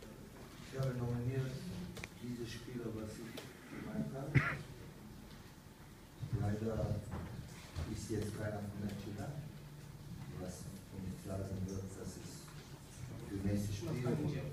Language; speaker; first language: German; non-native, fluent; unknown